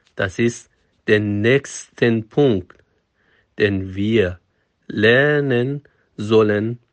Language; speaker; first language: German; non-native, fluent; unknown